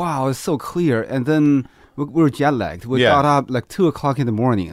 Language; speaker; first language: English; non-native, fluent; Chinese